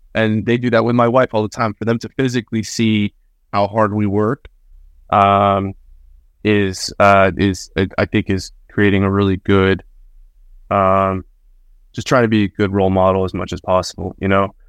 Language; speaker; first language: English; early bilingual, other home language; Spanish